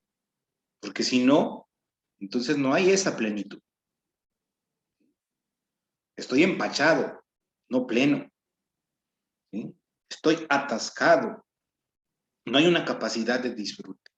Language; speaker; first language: Spanish; native; Spanish